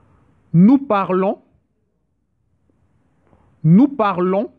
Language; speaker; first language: French; non-native, fluent; English